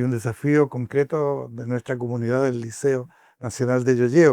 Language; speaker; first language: Spanish; native; Spanish